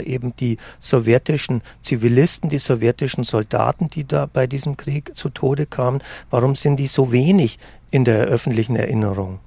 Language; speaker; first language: German; native; German